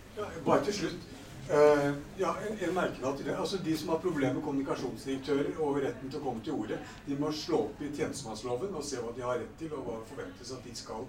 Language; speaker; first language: Norwegian; native; Norwegian